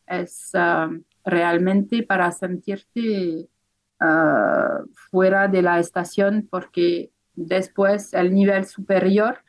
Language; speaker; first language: Spanish; non-native, fluent; French